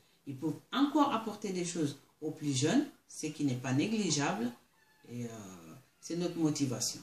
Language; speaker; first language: French; non-native, local second language; Mandingo